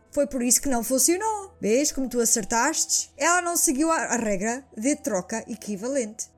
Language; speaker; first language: Portuguese; early bilingual, heritage; Portuguese